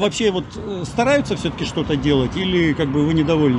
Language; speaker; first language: Russian; native; Russian